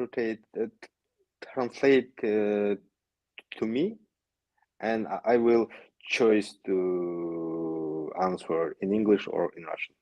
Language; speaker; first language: English; non-native, learner; Yakut